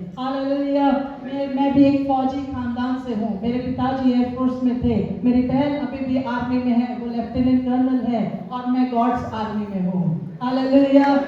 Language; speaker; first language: Hindi; native; Hindi